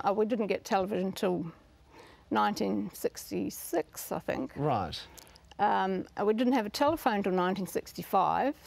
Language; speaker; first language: English; native; English